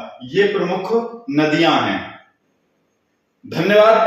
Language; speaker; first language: Hindi; native; Hindi